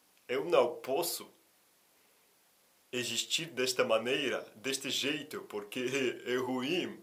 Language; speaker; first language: Portuguese; non-native, fluent; Russian